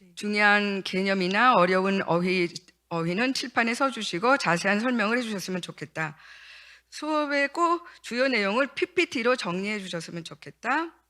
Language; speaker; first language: Korean; native; Korean